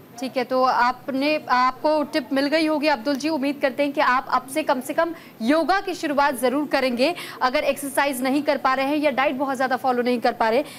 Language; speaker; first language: Hindi; native; Hindi